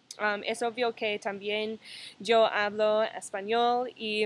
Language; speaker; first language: Spanish; non-native, fluent; English